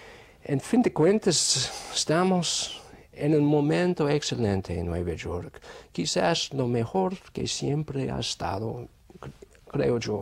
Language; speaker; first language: Spanish; non-native, fluent; English